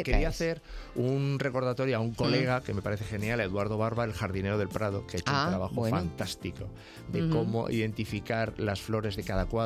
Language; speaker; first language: Spanish; native; Spanish